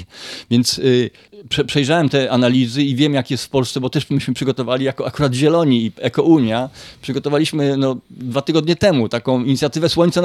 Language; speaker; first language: Polish; native; Polish